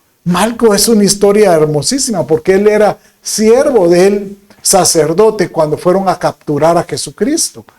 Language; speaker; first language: Spanish; native; Spanish